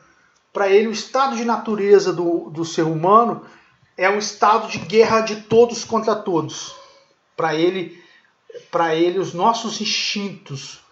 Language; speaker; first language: Portuguese; native; Portuguese